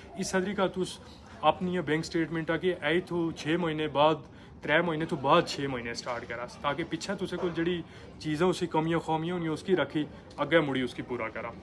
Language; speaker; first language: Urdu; non-native, local second language; Pahari-Potwari